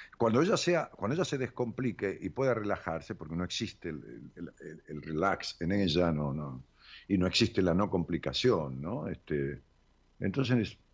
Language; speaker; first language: Spanish; native; Spanish